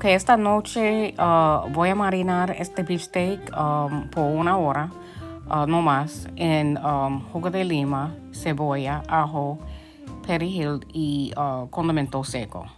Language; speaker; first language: Spanish; early bilingual, heritage; Spanish